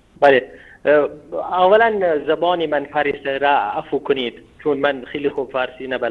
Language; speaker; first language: Persian; non-native, learner; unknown